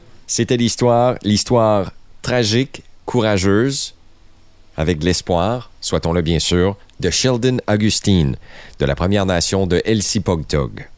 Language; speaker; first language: French; native; French